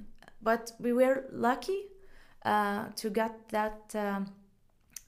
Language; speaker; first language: English; non-native, fluent; Arabic